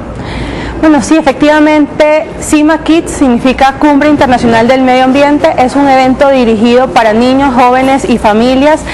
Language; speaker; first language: Spanish; native; Spanish